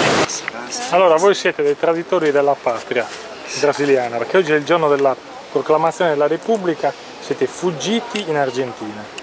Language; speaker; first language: Italian; native; Italian